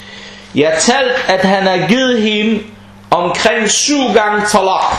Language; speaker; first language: Danish; early bilingual, other home language; Arabic